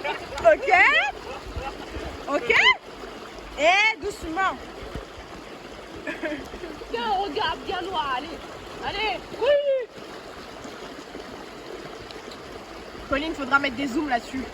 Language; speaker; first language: French; native; French